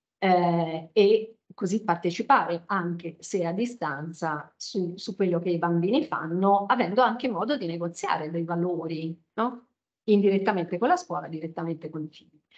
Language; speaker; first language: Italian; native; Italian